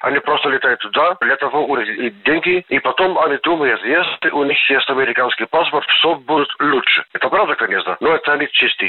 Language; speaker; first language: Russian; non-native, fluent; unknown